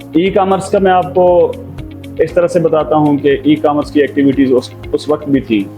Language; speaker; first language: Urdu; non-native, local second language; Punjabi